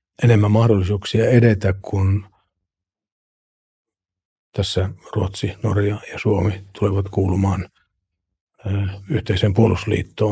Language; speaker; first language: Finnish; native; Finnish